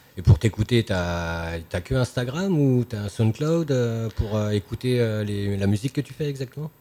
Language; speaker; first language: French; native; French